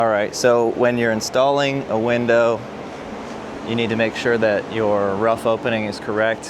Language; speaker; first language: English; native; English